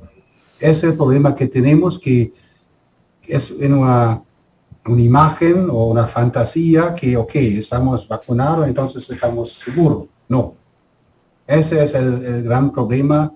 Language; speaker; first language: Spanish; non-native, fluent; German